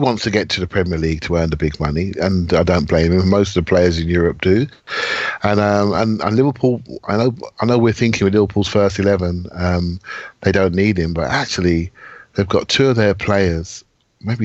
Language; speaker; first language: English; native; English